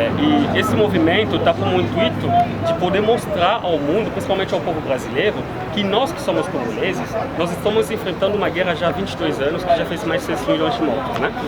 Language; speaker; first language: Portuguese; non-native, fluent; Lingala